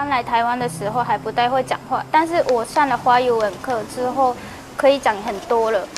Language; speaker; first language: Chinese; non-native, fluent; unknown